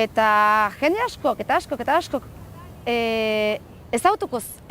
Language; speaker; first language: Basque; non-native, local second language; Spanish